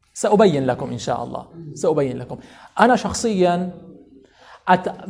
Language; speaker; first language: Arabic; non-native, fluent; Persian